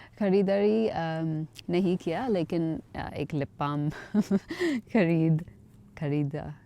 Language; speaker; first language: Hindi; non-native, learner; English